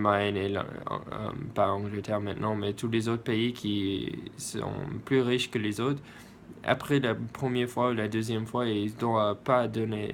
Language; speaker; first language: French; non-native, learner; English